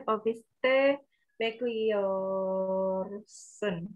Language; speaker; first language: Turkish; non-native, learner; Indonesian